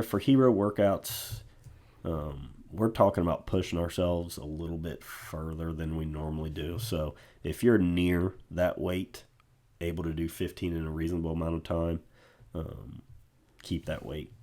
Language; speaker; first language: English; native; English